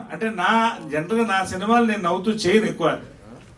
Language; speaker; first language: Telugu; native; Telugu